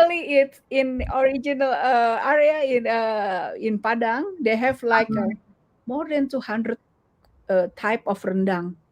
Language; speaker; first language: English; non-native, learner; Indonesian